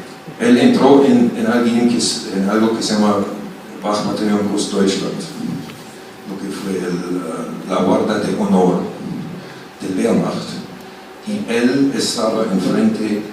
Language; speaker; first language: Spanish; non-native, fluent; German